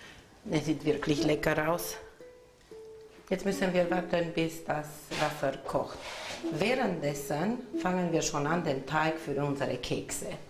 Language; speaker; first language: German; non-native, local second language; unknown